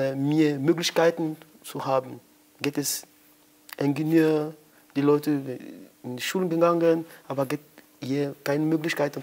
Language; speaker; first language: German; non-native, learner; French